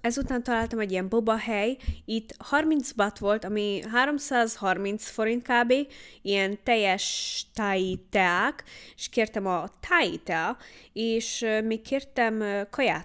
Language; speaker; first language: Hungarian; early bilingual, heritage; Hungarian